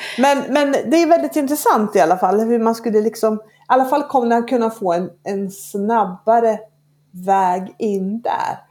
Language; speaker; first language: Swedish; native; Swedish